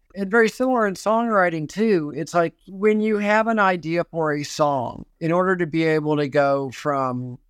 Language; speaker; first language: English; native; English